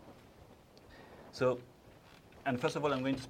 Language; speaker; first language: English; non-native, fluent; French